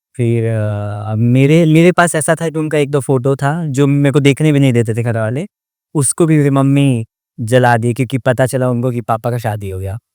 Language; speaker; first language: Hindi; non-native, local second language; Odia